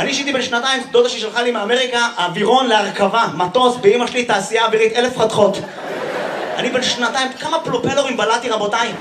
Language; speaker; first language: Hebrew; native; Hebrew